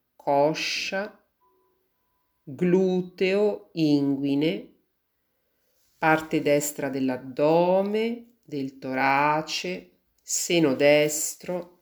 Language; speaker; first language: Italian; native; Italian